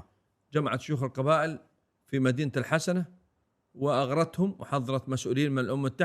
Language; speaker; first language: Arabic; native; Arabic